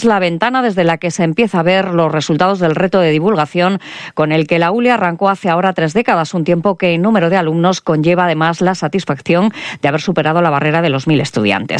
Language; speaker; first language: Spanish; native; Spanish